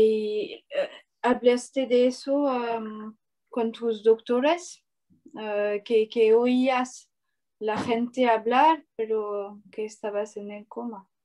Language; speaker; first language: Spanish; non-native, learner; French